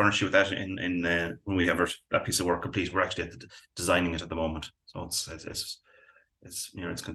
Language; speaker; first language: English; native; English